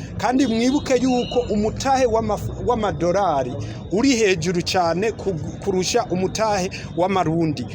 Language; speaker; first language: Rundi; early bilingual, heritage; Rundi